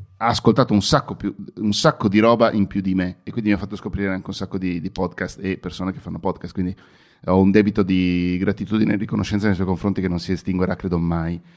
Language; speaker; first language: Italian; native; Italian